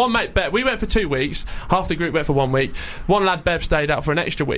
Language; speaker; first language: English; native; English